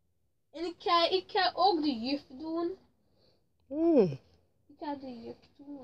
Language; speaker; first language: Dutch; early bilingual, other home language; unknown